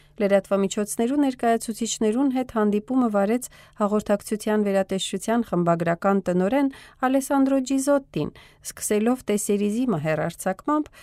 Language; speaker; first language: Armenian; early bilingual, heritage; Armenian